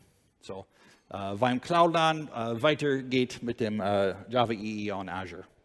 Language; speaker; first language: German; non-native, learner; English